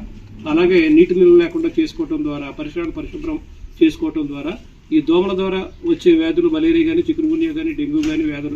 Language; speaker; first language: Telugu; native; Telugu